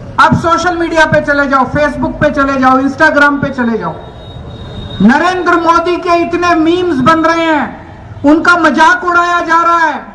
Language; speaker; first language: Hindi; native; Hindi